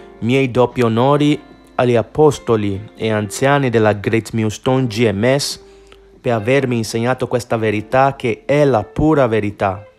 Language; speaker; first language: Italian; non-native, fluent; English